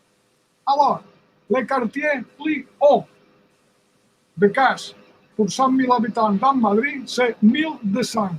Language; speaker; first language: French; non-native, fluent; Spanish